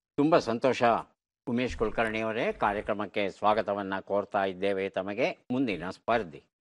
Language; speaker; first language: Kannada; native; Kannada